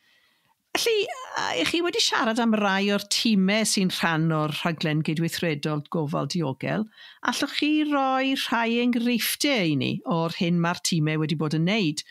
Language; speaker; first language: Welsh; native; Welsh